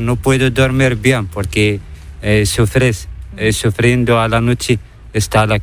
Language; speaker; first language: Spanish; non-native, learner; Arabic